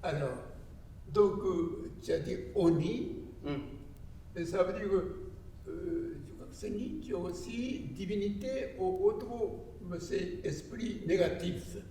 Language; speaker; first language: French; non-native, learner; Japanese